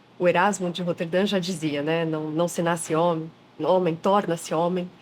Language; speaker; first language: Portuguese; non-native, fluent; French